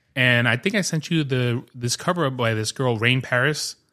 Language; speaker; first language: English; early bilingual, other home language; Spanish